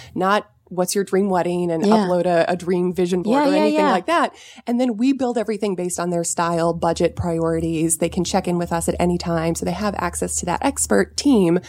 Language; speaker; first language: English; native; English